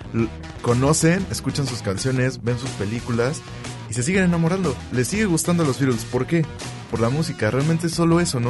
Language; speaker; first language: Spanish; native; Spanish